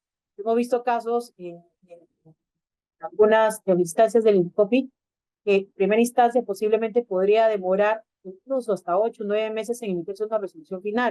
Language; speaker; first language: Spanish; native; Spanish